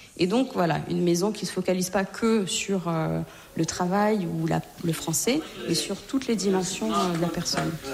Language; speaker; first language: French; native; French